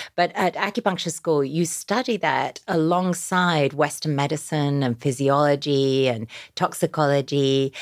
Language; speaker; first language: English; native; English